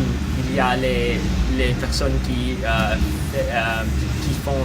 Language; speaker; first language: French; non-native, learner; English